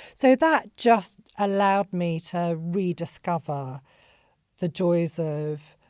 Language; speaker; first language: English; native; English